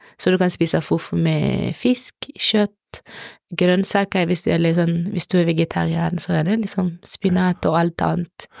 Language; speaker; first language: Norwegian; non-native, fluent; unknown